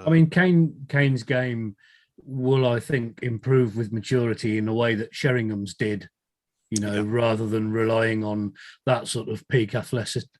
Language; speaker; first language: English; native; English